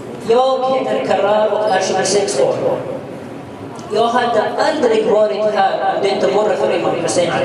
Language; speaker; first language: Swedish; early bilingual, other home language; Arabic